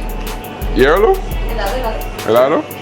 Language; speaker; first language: Spanish; non-native, learner; French